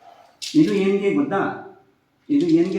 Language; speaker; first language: Kannada; non-native, local second language; Tibetan